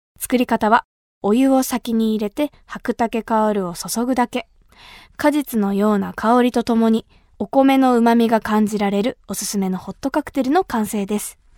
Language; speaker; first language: Japanese; native; Japanese